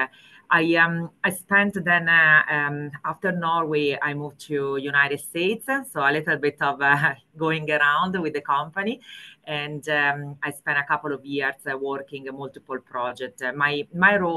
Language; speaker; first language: English; non-native, fluent; Italian